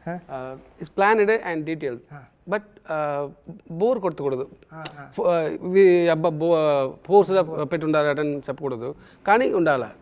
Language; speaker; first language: Telugu; non-native, learner; Tamil